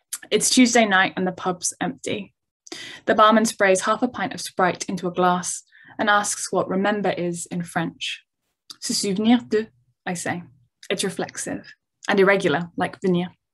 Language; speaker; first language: English; native; English